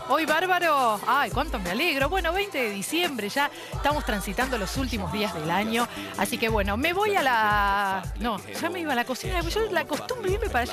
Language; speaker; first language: Spanish; native; Spanish